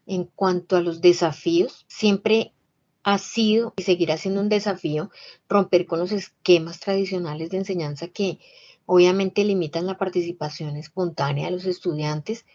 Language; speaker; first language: Spanish; native; Spanish